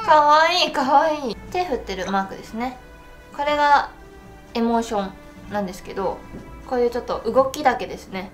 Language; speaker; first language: Japanese; native; Japanese